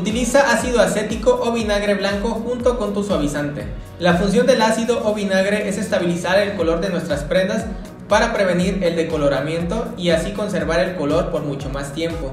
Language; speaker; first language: Spanish; native; Spanish